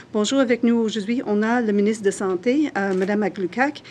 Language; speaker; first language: French; non-native, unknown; English